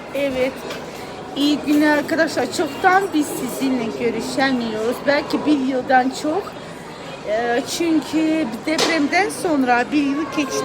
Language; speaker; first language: Turkish; non-native, learner; Azerbaijani